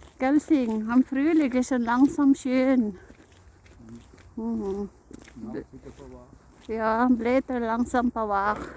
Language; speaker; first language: German; non-native, learner; Filipino